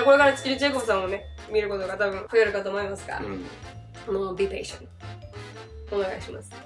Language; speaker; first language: Japanese; native; Japanese